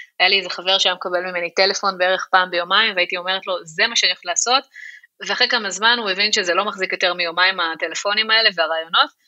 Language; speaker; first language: Hebrew; native; Hebrew